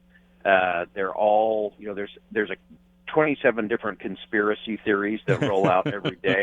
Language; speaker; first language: English; native; English